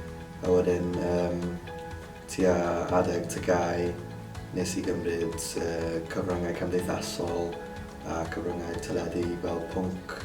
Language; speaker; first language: Welsh; non-native, local second language; English